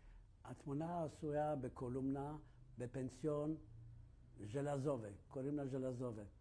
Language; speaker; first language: Hebrew; non-native, fluent; Yiddish